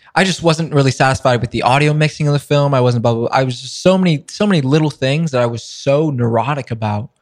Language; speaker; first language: English; native; English